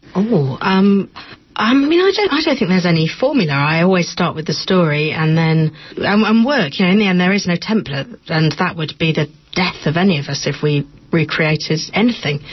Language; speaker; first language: English; native; English